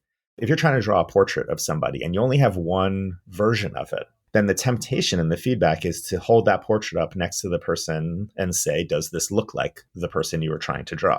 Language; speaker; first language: English; native; English